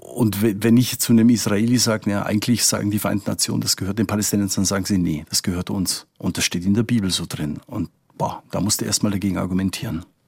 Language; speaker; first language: German; native; German